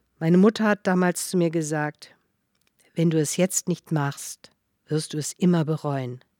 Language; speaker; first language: German; non-native, fluent; Russian